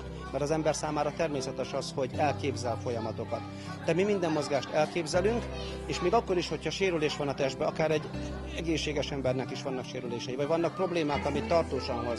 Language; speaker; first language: Hungarian; native; Hungarian